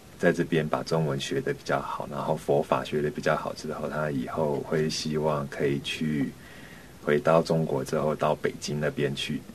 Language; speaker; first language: Chinese; native; Chinese